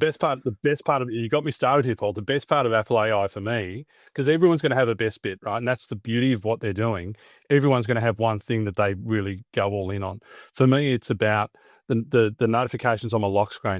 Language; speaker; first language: English; native; English